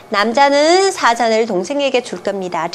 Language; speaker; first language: Korean; non-native, fluent; Chinese